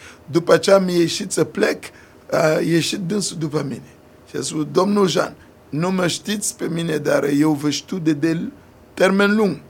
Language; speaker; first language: Romanian; non-native, fluent; Sango